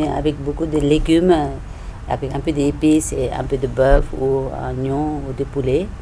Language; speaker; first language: French; non-native, learner; Tibetan